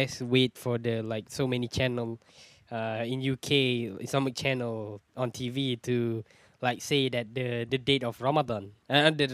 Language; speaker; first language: English; non-native, local second language; Malay